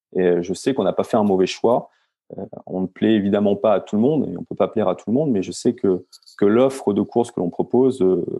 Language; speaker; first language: French; native; French